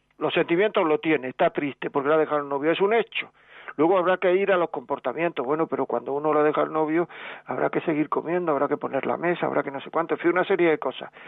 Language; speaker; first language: Spanish; native; Spanish